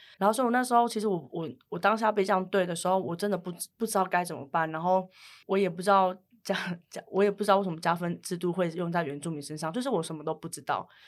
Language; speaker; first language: Chinese; native; Chinese